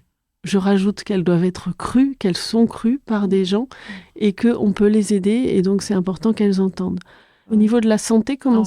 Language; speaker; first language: French; native; French